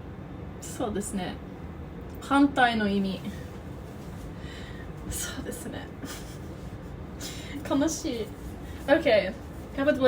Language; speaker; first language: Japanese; non-native, learner; English